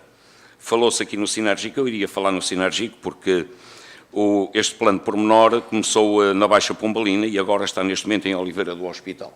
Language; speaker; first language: Portuguese; native; Portuguese